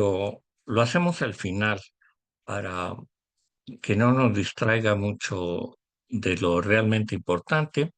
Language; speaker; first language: Spanish; native; Spanish